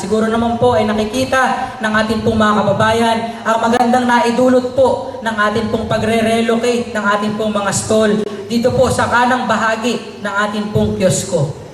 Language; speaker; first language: Filipino; native; Filipino